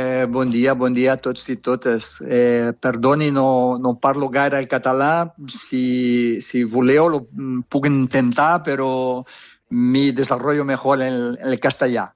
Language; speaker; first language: Catalan; non-native, learner; Portuguese